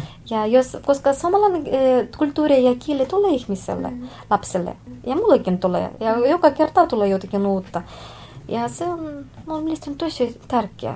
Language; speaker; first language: Finnish; non-native, learner; Russian